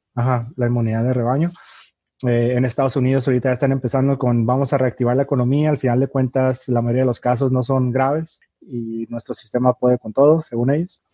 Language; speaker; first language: Spanish; native; Spanish